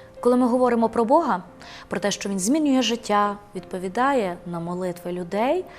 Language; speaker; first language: Ukrainian; native; Ukrainian